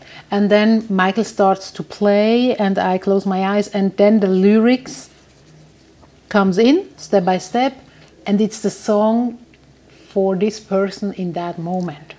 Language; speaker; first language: English; non-native, fluent; German